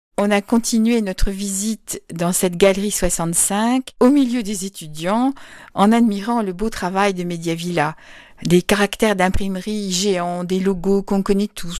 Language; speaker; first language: French; native; French